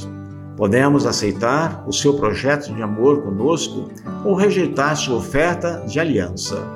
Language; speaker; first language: Portuguese; native; Portuguese